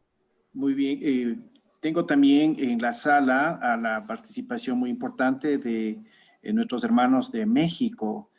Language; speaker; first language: Spanish; native; Spanish